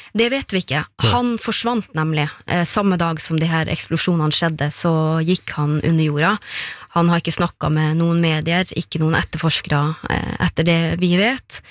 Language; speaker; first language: Norwegian; native; Norwegian